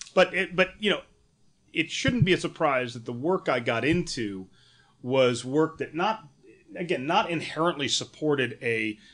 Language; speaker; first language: English; native; English